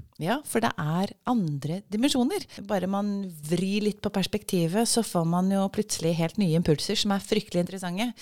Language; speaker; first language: Norwegian; native; Norwegian